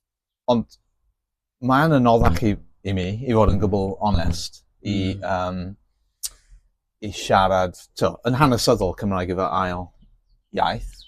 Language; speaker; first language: Welsh; non-native, local second language; English